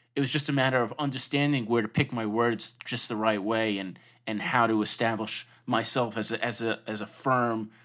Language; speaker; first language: English; native; English